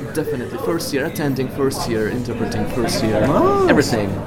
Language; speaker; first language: English; non-native, fluent; Hebrew